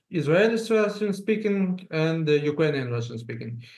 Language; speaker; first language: English; non-native, learner; Russian